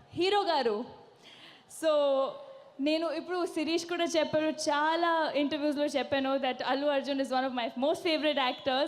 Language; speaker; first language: Telugu; non-native, fluent; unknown